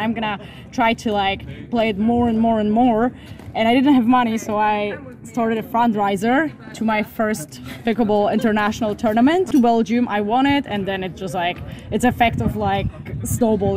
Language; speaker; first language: English; non-native, fluent; Polish